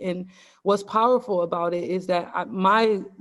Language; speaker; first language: English; native; English